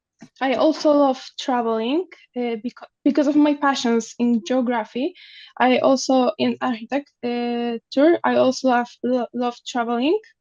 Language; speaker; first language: English; non-native, learner; Polish